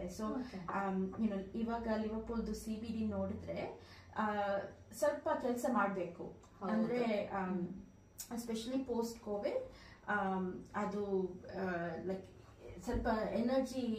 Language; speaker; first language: Kannada; early bilingual, heritage; Kannada